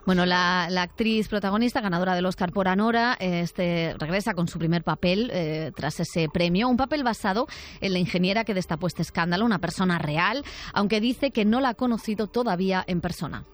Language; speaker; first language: Spanish; native; Spanish